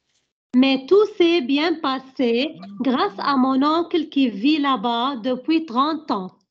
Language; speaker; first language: French; non-native, learner; Arabic